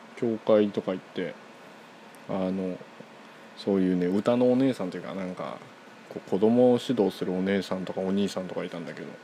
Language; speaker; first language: Japanese; non-native, fluent; Korean